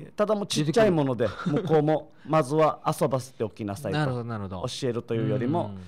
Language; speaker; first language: Japanese; native; Japanese